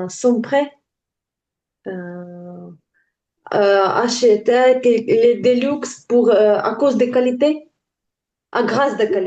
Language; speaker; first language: French; non-native, learner; Ukrainian